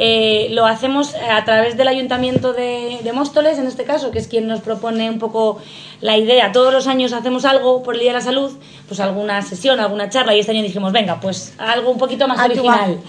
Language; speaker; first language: Spanish; native; Spanish